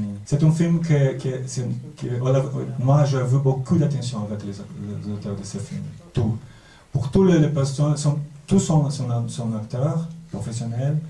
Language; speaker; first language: French; non-native, fluent; Portuguese